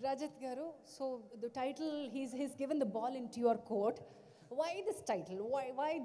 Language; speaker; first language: Telugu; native; Telugu